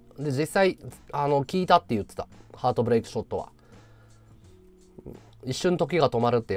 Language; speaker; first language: Japanese; native; Japanese